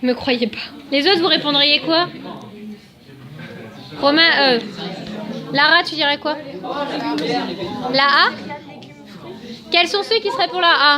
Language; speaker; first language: French; native; French